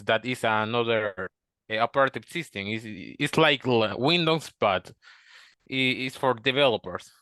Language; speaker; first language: English; non-native, learner; Spanish